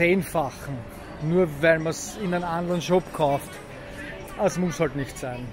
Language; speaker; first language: German; native; German